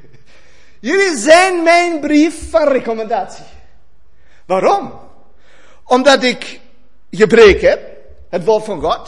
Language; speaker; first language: Dutch; non-native, fluent; German